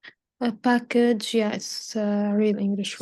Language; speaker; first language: English; non-native, learner; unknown